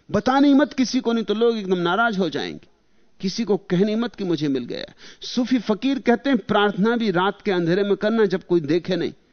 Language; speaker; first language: Hindi; native; Hindi